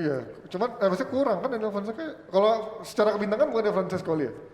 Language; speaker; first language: Indonesian; native; Indonesian